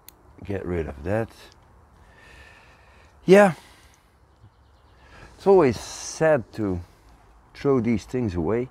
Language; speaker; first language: English; non-native, fluent; Dutch